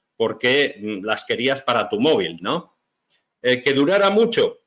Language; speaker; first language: Spanish; native; Spanish